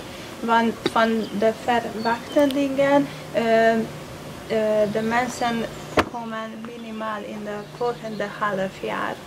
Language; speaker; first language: Dutch; non-native, learner; Hungarian